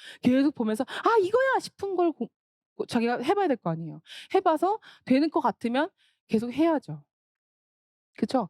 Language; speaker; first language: Korean; native; Korean